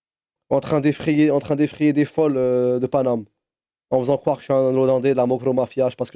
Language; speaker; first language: French; native; French